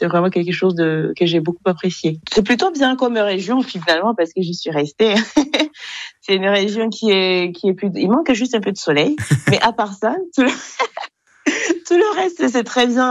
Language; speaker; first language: French; non-native, local second language; Kinyarwanda